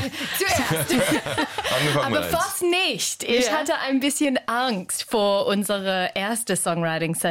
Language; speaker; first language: German; non-native, learner; English